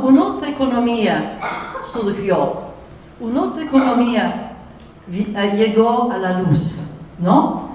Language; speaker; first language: Italian; native; Italian